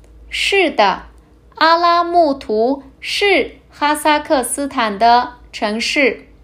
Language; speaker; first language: Chinese; non-native, fluent; Kazakh